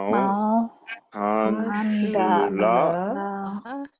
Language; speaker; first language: Chinese; non-native, learner; English